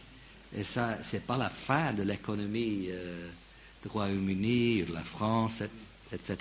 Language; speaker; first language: French; non-native, fluent; English